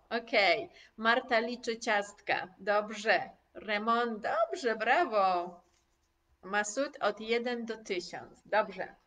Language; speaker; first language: Polish; native; Polish